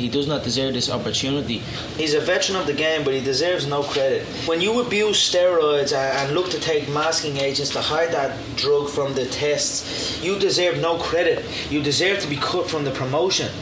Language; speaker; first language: English; native; English